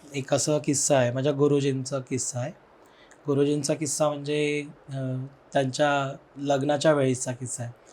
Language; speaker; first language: Marathi; non-native, local second language; Telugu